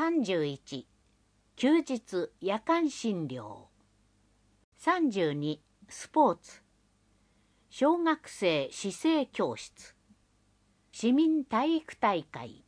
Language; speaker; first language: Japanese; native; Japanese